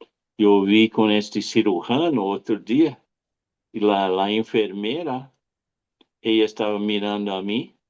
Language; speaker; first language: Spanish; non-native, fluent; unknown